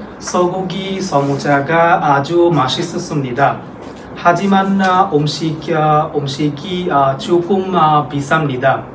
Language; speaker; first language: Korean; non-native, learner; Bangla